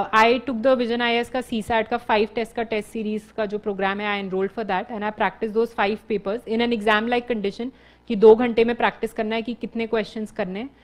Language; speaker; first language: Hindi; native; Hindi